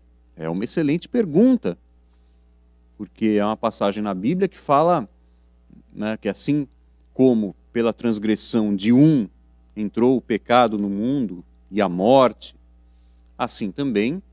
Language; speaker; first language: Portuguese; native; Portuguese